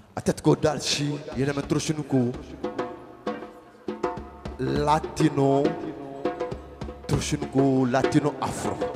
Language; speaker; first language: Czech; non-native, learner; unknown